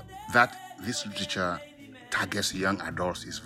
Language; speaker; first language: English; non-native, local second language; Ewe